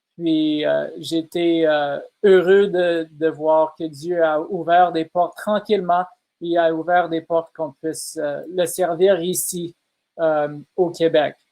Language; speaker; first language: French; non-native, fluent; English